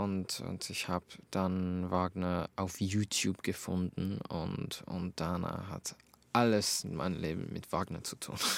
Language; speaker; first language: German; non-native, fluent; Finnish